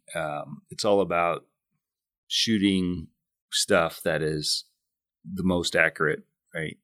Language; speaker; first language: English; native; English